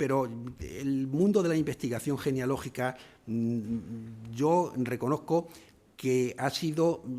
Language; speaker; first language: Spanish; native; Spanish